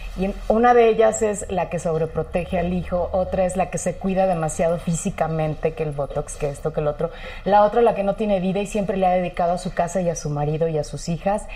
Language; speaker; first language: Spanish; native; Spanish